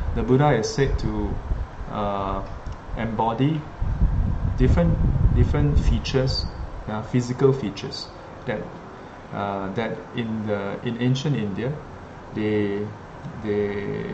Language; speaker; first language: English; native; English